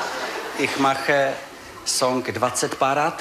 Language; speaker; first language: German; non-native, learner; Czech